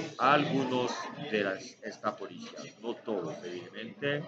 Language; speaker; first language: Spanish; non-native, learner; French